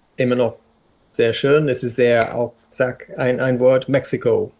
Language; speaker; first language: German; non-native, fluent; English